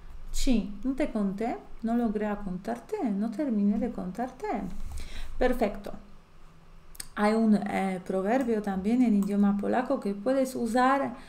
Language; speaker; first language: Spanish; non-native, fluent; Polish